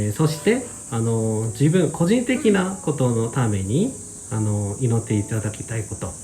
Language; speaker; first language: Japanese; non-native, fluent; Korean